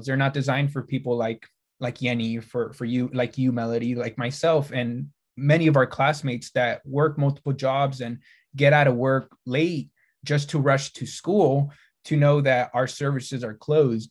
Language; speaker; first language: English; native; English